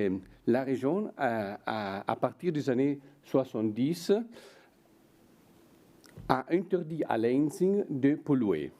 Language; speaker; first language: French; non-native, fluent; Italian